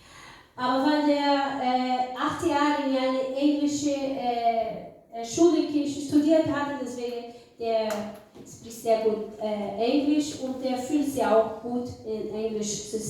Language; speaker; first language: German; non-native, fluent; Portuguese